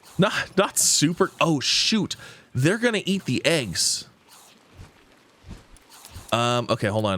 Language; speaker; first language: English; native; English